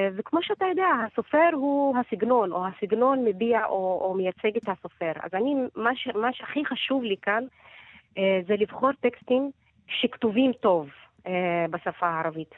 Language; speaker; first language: Hebrew; non-native, local second language; Arabic